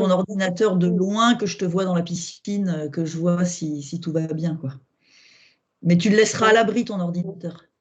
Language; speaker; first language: French; native; French